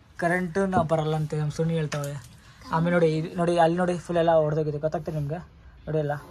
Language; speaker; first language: Kannada; non-native, local second language; Urdu